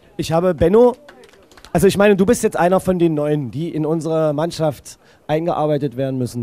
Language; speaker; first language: German; native; German